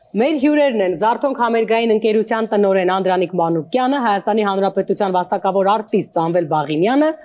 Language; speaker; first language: Armenian; native; Armenian